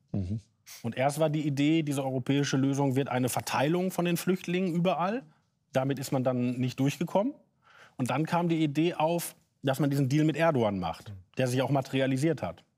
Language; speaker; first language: German; native; German